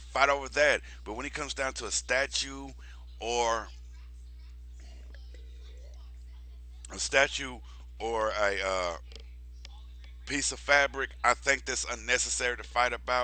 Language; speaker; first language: English; native; English